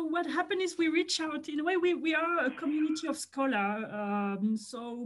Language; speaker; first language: English; non-native, fluent; French